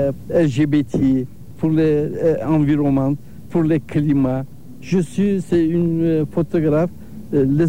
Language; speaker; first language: French; non-native, learner; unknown